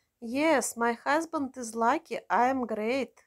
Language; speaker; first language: English; non-native, learner; Russian